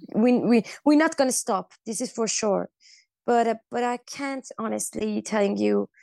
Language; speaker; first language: English; non-native, fluent; Persian